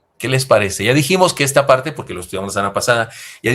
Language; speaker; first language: Spanish; native; Spanish